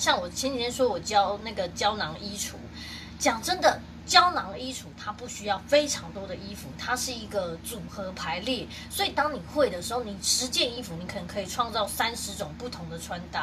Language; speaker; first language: Chinese; native; Chinese